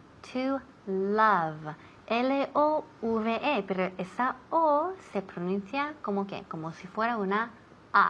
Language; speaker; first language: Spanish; non-native, fluent; English